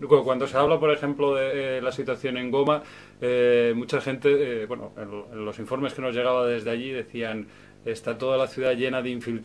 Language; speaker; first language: Spanish; native; Spanish